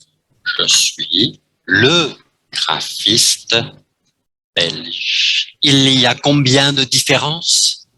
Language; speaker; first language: French; non-native, fluent; Vietnamese